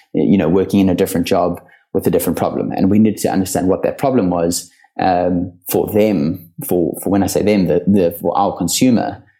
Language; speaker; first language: English; native; English